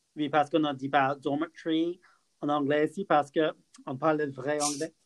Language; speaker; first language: French; non-native, fluent; English